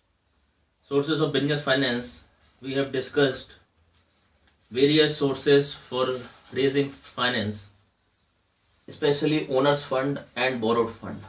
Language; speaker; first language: English; non-native, local second language; Hindi